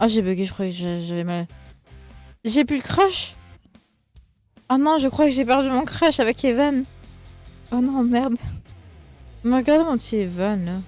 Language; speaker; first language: French; native; French